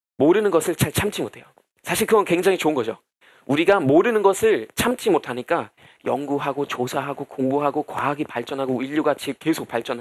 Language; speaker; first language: Korean; non-native, fluent; German